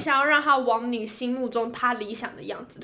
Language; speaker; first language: Chinese; native; Chinese